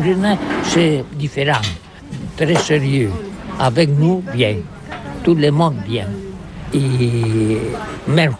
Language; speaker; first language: French; non-native, learner; Catalan